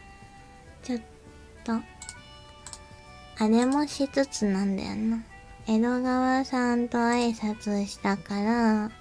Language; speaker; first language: Japanese; native; Japanese